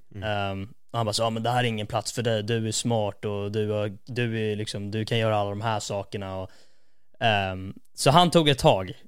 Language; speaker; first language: Swedish; native; Swedish